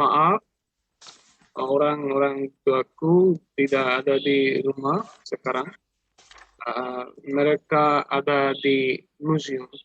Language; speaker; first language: Indonesian; non-native, learner; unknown